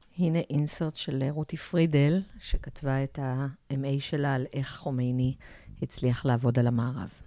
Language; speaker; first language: Hebrew; native; Hebrew